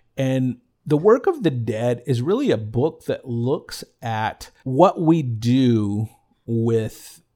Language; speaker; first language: English; native; English